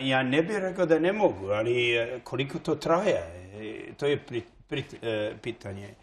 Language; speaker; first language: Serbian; early bilingual, heritage; English